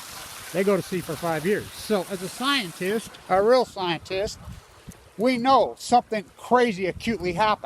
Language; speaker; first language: English; native; English